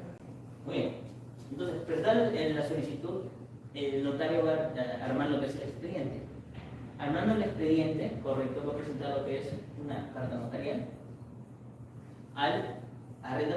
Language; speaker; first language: Spanish; native; Spanish